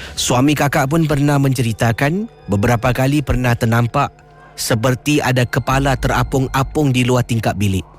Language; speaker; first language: Malay; native; Malay